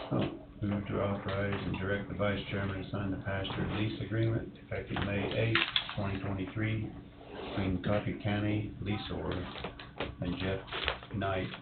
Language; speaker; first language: English; native; English